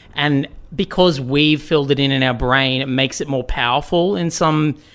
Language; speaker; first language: English; native; English